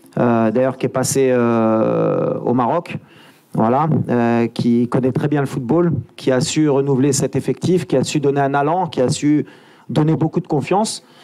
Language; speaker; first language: French; native; French